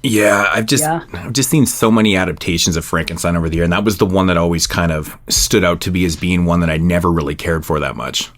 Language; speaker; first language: English; native; English